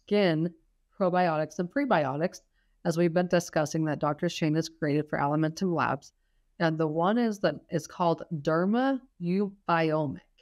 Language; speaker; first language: English; native; English